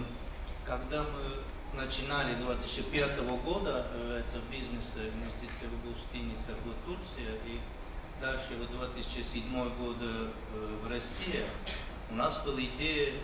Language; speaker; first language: Russian; non-native, fluent; Turkish